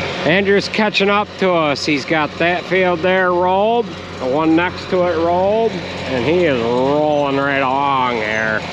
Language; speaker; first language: English; native; English